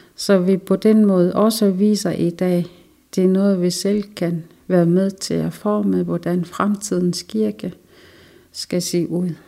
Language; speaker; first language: Danish; non-native, local second language; Kalaallisut